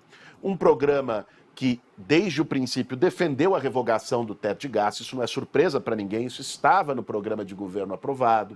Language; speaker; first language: Portuguese; native; Portuguese